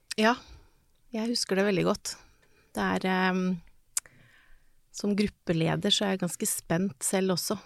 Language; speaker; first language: Norwegian; native; Norwegian